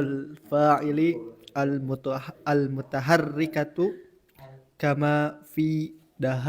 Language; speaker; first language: Arabic; non-native, learner; Indonesian